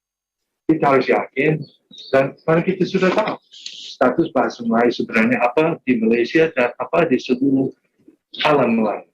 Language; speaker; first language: Indonesian; non-native, fluent; English